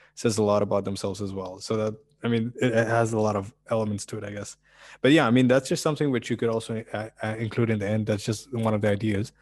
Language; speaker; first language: English; early bilingual, other home language; Russian